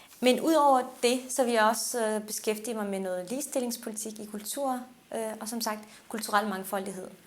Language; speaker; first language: Danish; early bilingual, other home language; Turkish